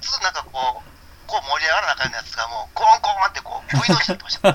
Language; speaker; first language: Japanese; native; Japanese